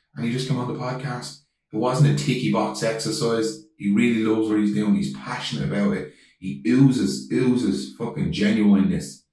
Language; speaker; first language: English; native; English